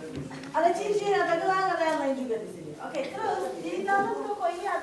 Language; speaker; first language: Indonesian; non-native, learner; Turkish